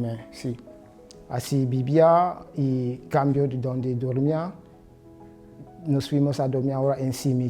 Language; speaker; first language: Spanish; non-native, learner; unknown